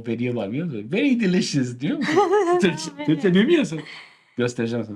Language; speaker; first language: Turkish; non-native, fluent; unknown